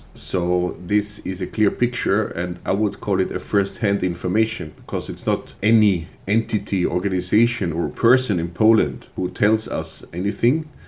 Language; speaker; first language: English; non-native, fluent; German